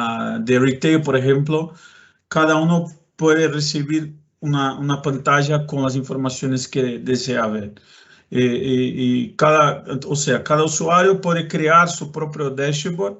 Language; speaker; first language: Spanish; non-native, fluent; Portuguese